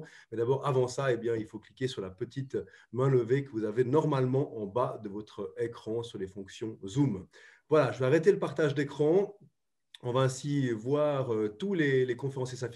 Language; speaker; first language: French; native; French